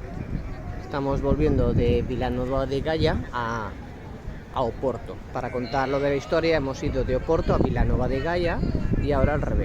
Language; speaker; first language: Spanish; native; Spanish